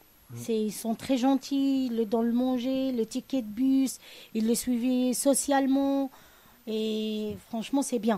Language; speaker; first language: French; non-native, learner; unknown